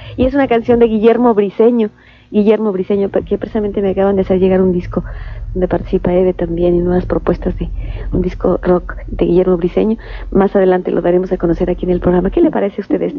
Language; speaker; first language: Spanish; native; Spanish